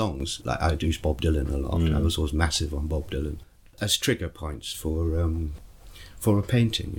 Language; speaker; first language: English; native; English